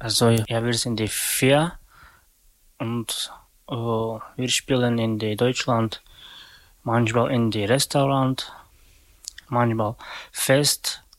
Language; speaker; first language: German; non-native, learner; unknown